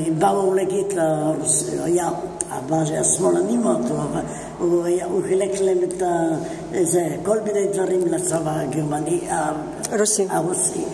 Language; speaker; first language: Hebrew; non-native, fluent; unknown